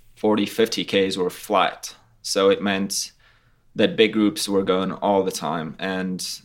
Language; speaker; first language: English; non-native, fluent; Latvian